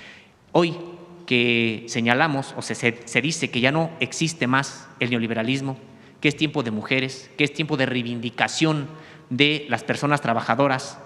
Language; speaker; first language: Spanish; native; Spanish